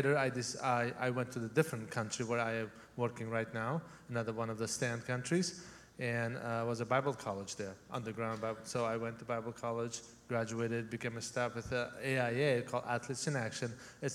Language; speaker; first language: English; non-native, fluent; Uzbek